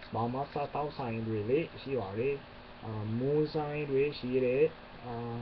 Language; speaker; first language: Burmese; non-native, learner; English